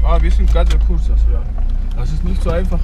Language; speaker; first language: German; non-native, learner; Mongolian